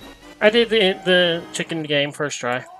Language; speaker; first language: English; native; English